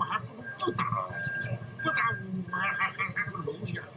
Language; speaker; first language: Chinese; native; Chinese